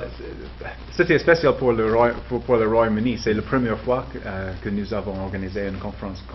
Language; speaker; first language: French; non-native, fluent; English